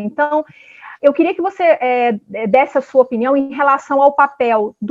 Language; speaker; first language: Portuguese; native; Portuguese